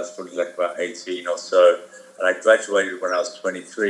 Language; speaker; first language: English; native; English